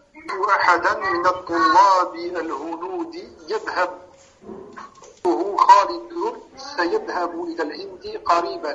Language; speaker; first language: Arabic; non-native, learner; French